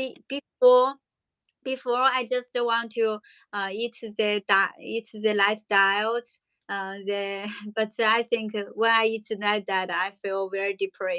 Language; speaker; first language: English; non-native, learner; Chinese